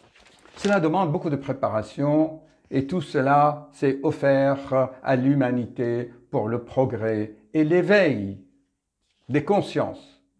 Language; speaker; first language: French; native; French